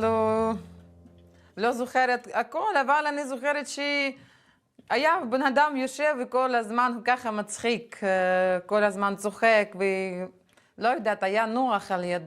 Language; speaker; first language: Hebrew; non-native, fluent; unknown